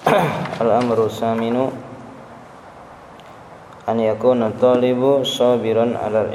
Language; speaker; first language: Arabic; non-native, fluent; Indonesian